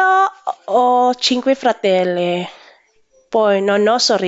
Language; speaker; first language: Italian; non-native, learner; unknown